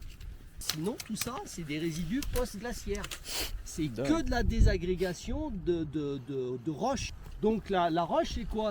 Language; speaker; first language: French; native; French